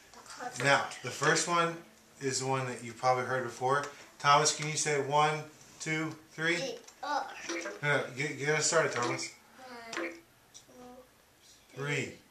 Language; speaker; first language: English; native; English